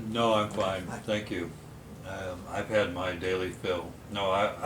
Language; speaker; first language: English; native; English